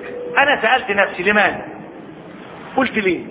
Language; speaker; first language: Arabic; native; Arabic